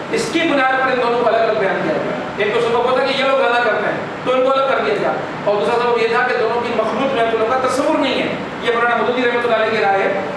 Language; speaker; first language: Urdu; non-native, local second language; Sindhi